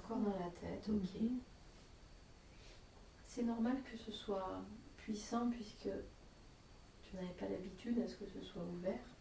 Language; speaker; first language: French; native; French